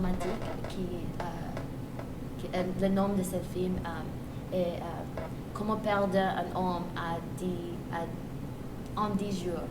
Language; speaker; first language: French; non-native, learner; Spanish